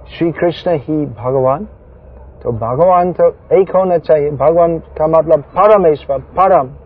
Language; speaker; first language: Hindi; non-native, fluent; English